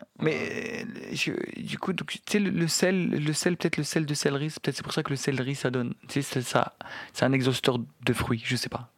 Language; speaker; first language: French; non-native, local second language; Arabic